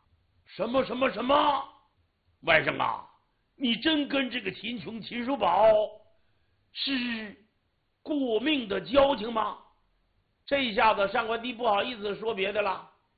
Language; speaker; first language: Chinese; native; Chinese